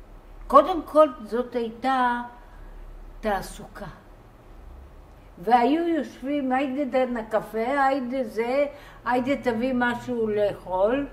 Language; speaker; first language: Hebrew; non-native, fluent; Bulgarian